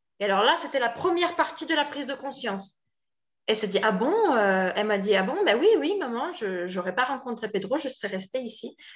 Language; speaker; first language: French; native; French